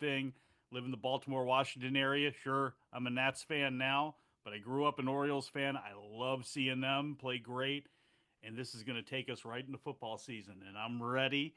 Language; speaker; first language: English; native; English